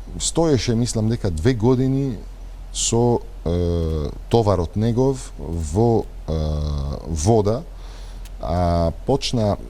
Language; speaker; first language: Macedonian; non-native, fluent; Arabic